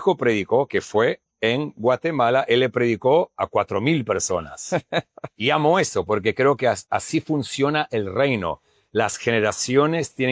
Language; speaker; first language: Spanish; non-native, fluent; English